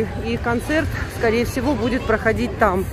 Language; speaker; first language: Russian; native; Russian